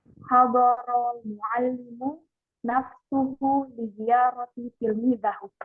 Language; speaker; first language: Arabic; non-native, learner; Indonesian